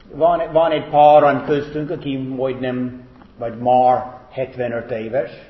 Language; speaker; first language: Hungarian; non-native, fluent; English